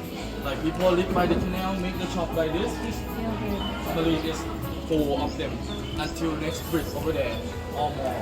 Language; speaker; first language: English; non-native, fluent; Thai